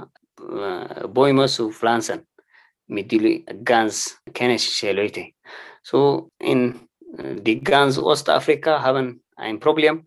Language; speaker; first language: German; non-native, learner; Tigrinya